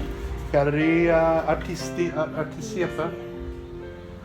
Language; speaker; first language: Indonesian; non-native, learner; English